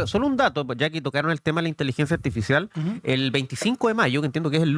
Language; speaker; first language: Spanish; native; Spanish